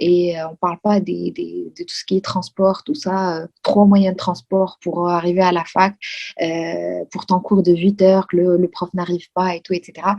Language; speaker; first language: French; non-native, local second language; Arabic